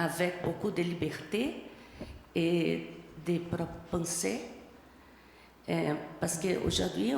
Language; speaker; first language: French; non-native, fluent; Portuguese